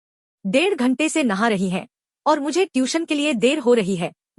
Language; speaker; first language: Hindi; native; Hindi